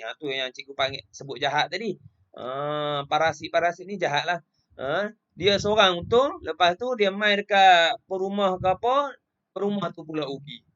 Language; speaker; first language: Malay; native; Malay